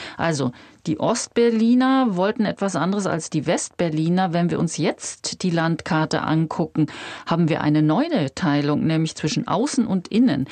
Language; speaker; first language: German; native; German